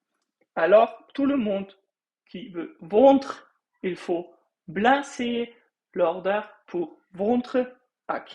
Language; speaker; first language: French; non-native, fluent; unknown